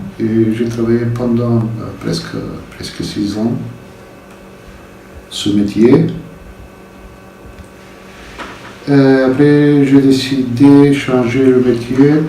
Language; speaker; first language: French; non-native, fluent; Bulgarian